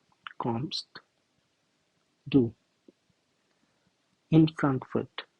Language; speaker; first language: German; non-native, learner; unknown